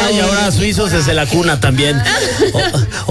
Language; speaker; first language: Spanish; native; Spanish